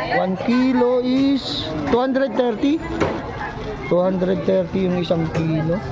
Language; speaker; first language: Filipino; non-native, local second language; Iloko